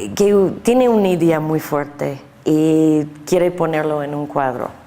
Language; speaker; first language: Spanish; non-native, learner; English